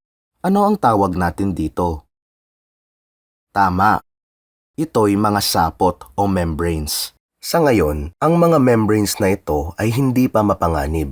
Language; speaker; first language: Filipino; native; Filipino